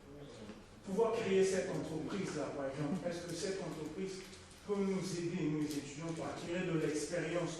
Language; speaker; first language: French; non-native, local second language; Arabic